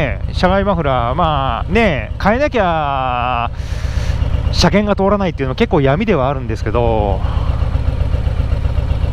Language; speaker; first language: Japanese; native; Japanese